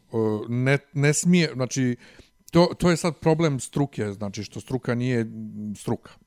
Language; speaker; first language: Bosnian; native; Bosnian